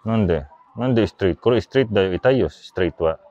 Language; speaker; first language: Japanese; non-native, learner; Filipino